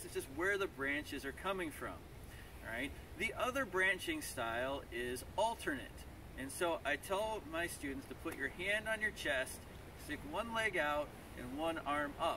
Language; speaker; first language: English; native; English